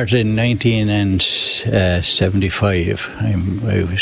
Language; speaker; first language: English; native; English